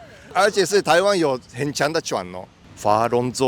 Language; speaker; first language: Chinese; non-native, fluent; Japanese